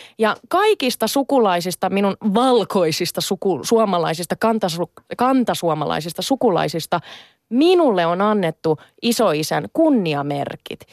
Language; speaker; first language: Finnish; native; Finnish